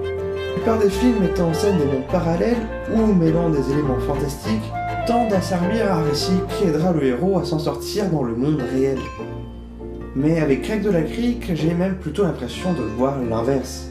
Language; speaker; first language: French; native; French